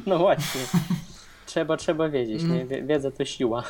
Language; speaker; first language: Polish; non-native, fluent; Russian